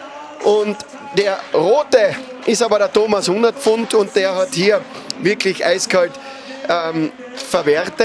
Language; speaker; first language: German; native; German